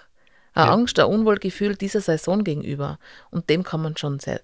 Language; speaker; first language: German; native; German